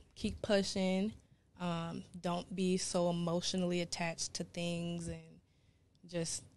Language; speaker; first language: English; native; English